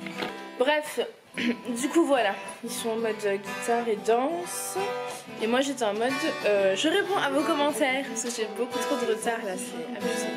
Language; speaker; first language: French; native; French